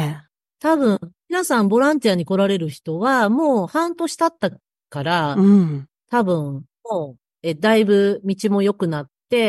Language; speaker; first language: Japanese; native; Japanese